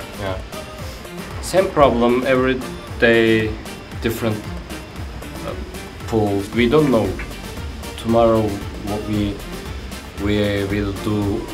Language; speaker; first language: English; non-native, learner; Turkish